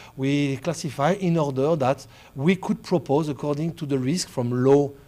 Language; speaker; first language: English; non-native, fluent; French